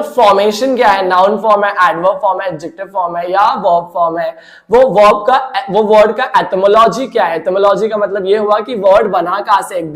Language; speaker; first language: Hindi; non-native, local second language; Marathi